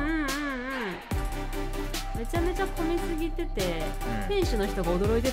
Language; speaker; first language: Japanese; native; Japanese